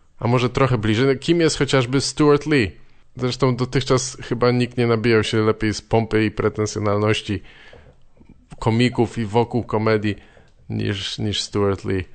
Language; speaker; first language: Polish; native; Polish